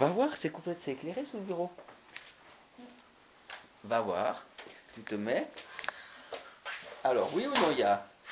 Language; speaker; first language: French; native; French